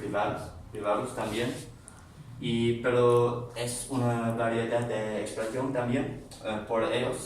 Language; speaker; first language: Spanish; non-native, learner; English